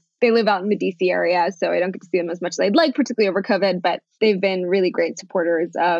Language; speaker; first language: English; early bilingual, other home language; Bangla